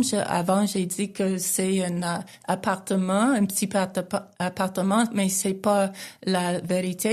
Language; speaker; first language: French; non-native, local second language; English